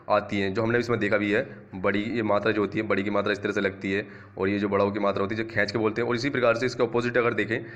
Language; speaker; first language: Hindi; native; Hindi